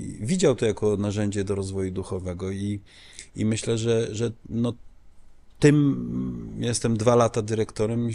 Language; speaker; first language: Polish; early bilingual, heritage; Polish